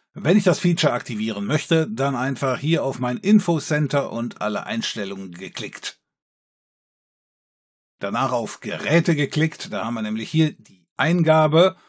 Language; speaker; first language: German; native; German